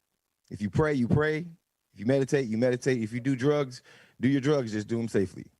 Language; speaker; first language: English; native; English